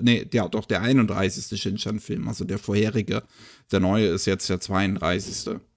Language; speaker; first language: German; native; German